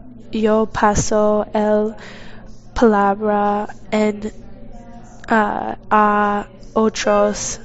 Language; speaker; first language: Spanish; non-native, learner; English